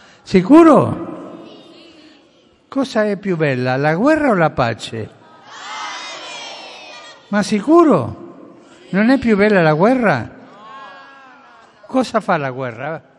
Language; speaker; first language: Italian; early bilingual, heritage; Spanish